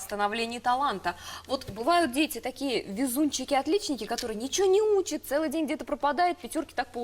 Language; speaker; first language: Russian; native; Russian